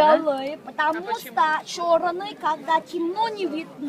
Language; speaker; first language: Russian; non-native, local second language; Kyrgyz